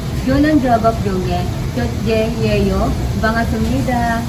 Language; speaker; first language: Korean; non-native, learner; Filipino